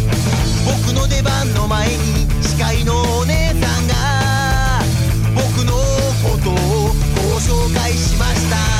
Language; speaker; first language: Japanese; native; Japanese